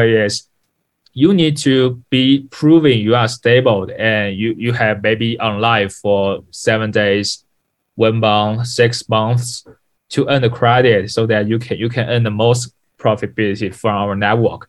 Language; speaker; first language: English; non-native, fluent; Chinese